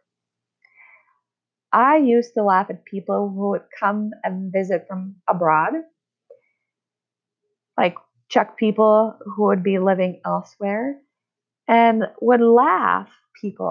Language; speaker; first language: English; non-native, fluent; Czech